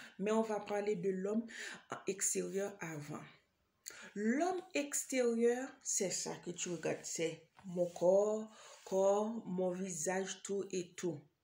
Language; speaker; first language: French; non-native, local second language; Haitian Creole